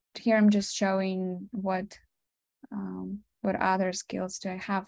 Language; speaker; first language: English; non-native, fluent; Ukrainian